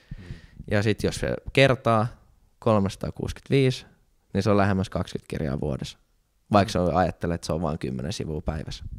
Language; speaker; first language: Finnish; native; Finnish